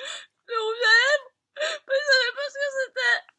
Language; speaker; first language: French; native; French